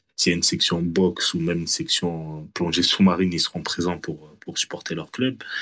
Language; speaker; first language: French; native; French